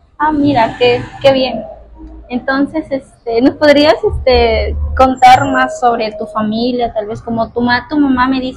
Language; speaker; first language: Spanish; native; Spanish